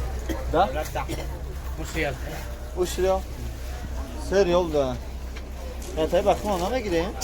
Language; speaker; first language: Turkish; non-native, learner; Tajik